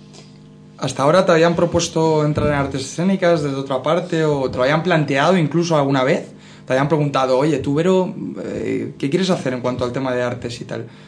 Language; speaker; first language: Spanish; native; Spanish